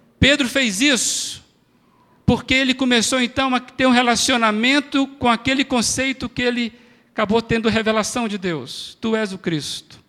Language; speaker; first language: Portuguese; native; Portuguese